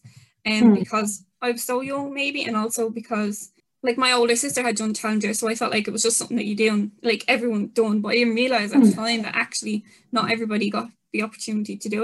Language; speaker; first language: English; native; English